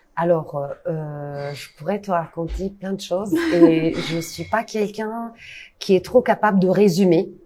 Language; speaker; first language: French; non-native, fluent; Italian